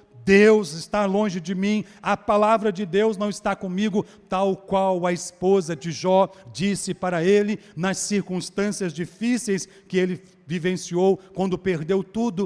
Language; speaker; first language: Portuguese; native; Portuguese